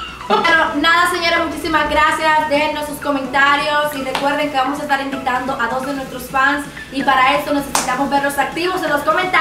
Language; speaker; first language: Spanish; native; Spanish